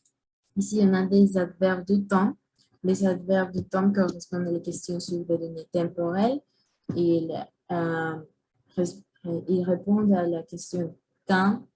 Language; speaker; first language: French; non-native, learner; Spanish